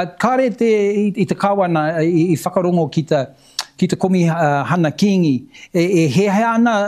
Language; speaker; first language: Māori; non-native, local second language; English